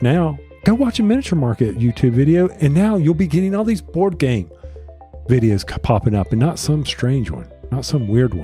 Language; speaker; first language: English; native; English